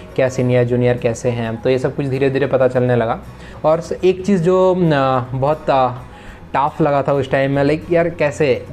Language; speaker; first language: Hindi; non-native, local second language; Bangla